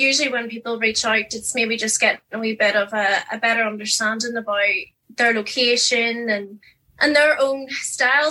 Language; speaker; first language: English; native; English